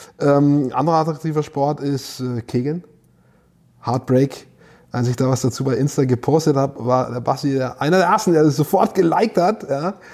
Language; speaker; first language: German; native; German